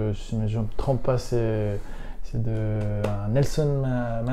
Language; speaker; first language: French; non-native, learner; Spanish